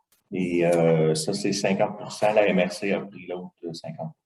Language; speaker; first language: French; native; French